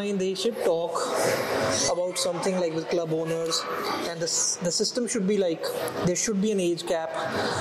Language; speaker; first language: English; non-native, local second language; Punjabi